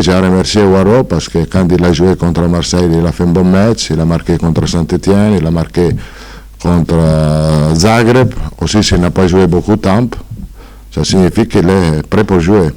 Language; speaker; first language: French; non-native, fluent; Italian